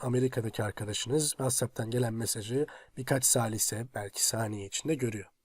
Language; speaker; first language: Turkish; native; Turkish